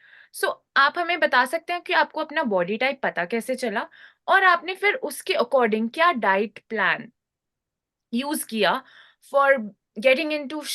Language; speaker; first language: Hindi; native; Hindi